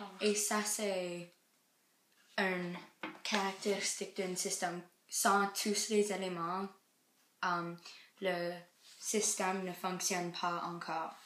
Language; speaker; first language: French; non-native, learner; English